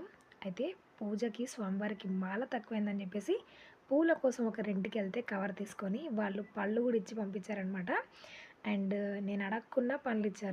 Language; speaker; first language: Telugu; native; Telugu